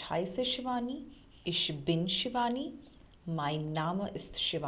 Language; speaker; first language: German; non-native, fluent; Hindi